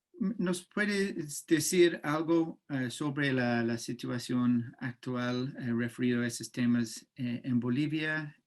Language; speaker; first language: Spanish; non-native, fluent; English